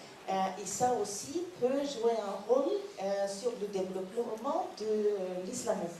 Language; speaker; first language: French; non-native, learner; Norwegian